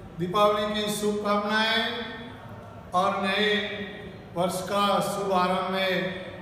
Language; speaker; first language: Hindi; non-native, local second language; Gujarati